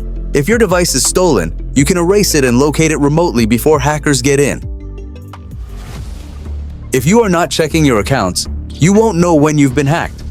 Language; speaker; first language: English; native; English